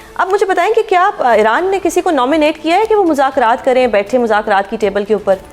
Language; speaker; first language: Urdu; native; Urdu